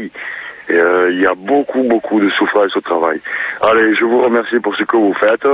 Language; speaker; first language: French; native; French